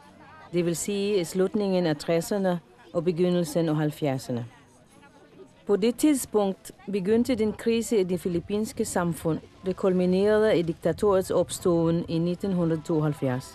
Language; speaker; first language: Danish; non-native, fluent; Filipino